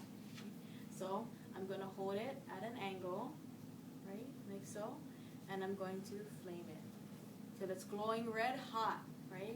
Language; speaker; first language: English; native; English